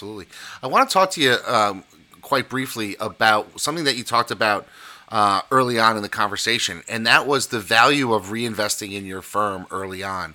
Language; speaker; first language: English; native; English